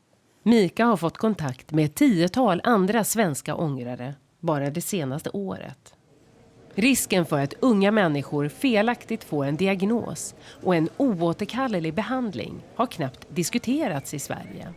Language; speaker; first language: Swedish; native; Swedish